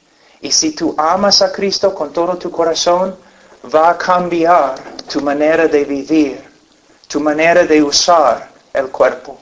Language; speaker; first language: Spanish; non-native, fluent; English